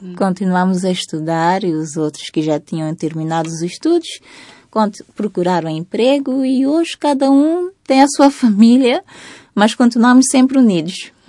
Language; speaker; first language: Portuguese; native; Portuguese